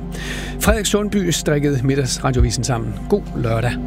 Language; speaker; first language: Danish; native; Danish